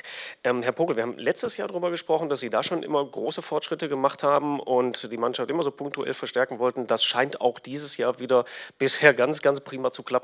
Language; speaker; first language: German; native; German